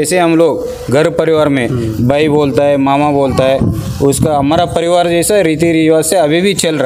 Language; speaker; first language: Hindi; non-native, local second language; Kannada